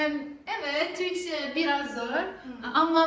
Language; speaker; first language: Turkish; non-native, learner; Persian